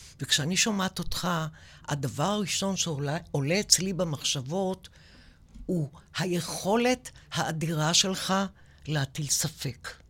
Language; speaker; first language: Hebrew; native; Hebrew